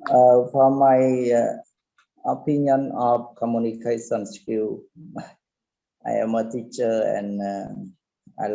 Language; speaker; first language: English; non-native, learner; Khmer